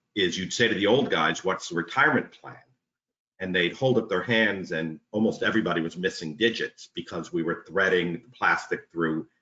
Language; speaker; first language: English; native; English